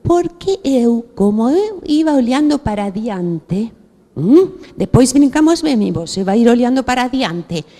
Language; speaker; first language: Portuguese; non-native, fluent; Spanish